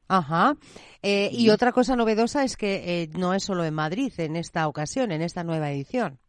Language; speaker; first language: Spanish; native; Spanish